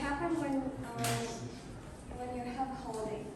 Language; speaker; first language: English; non-native, learner; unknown